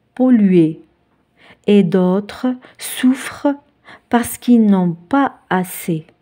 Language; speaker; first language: French; non-native, local second language; Arabic